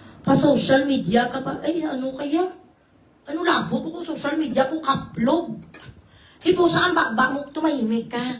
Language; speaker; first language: Filipino; non-native, local second language; Hiligaynon